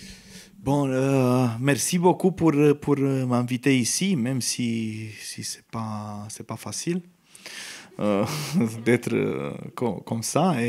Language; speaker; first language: French; non-native, fluent; Romanian